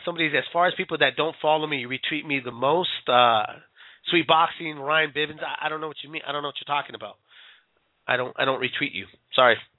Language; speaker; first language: English; early bilingual, other home language; Spanish